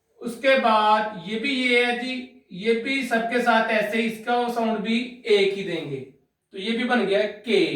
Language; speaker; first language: Urdu; non-native, local second language; Punjabi